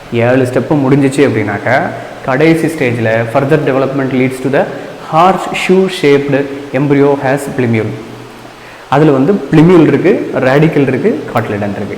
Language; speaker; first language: Tamil; native; Tamil